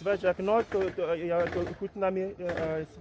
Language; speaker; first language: Czech; non-native, learner; English